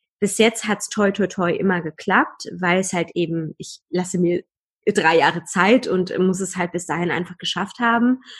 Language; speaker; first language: German; early bilingual, other home language; Persian